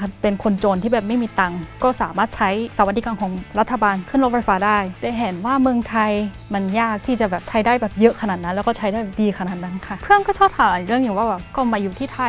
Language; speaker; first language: Thai; non-native, fluent; Korean